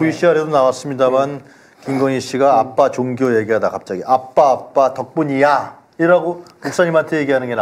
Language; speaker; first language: Korean; native; Korean